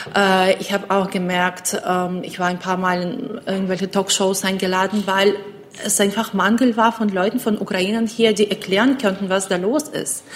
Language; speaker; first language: German; non-native, fluent; Ukrainian